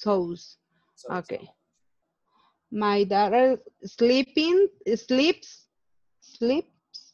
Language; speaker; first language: English; non-native, learner; Spanish